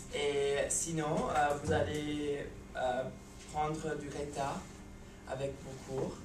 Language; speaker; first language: French; non-native, learner; English